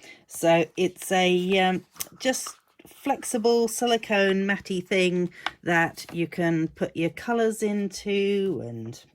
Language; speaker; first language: English; native; English